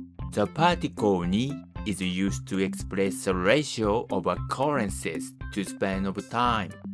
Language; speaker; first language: English; non-native, fluent; Japanese